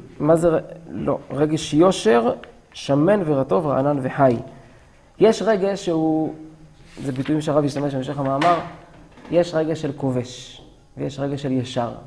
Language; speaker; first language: Hebrew; native; Hebrew